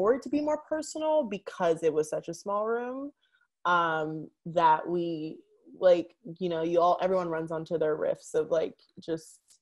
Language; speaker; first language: English; native; English